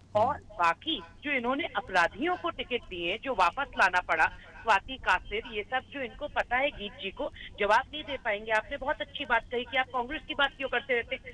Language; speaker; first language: Hindi; native; Hindi